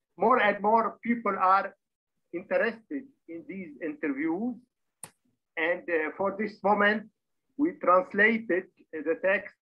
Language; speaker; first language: English; non-native, learner; Arabic